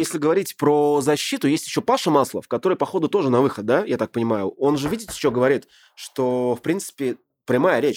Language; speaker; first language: Russian; native; Russian